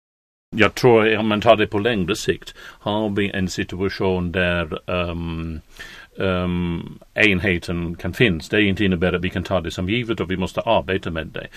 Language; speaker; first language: Swedish; non-native, fluent; English